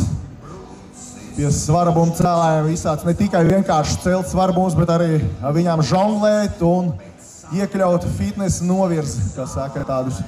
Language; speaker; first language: Latvian; non-native, local second language; Russian